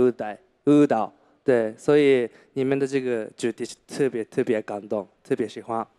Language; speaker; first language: Chinese; non-native, learner; Japanese